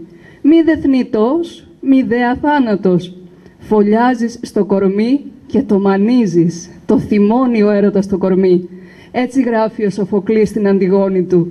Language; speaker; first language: Greek; native; Greek